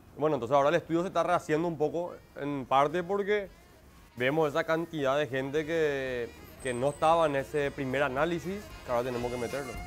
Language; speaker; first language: Spanish; native; Spanish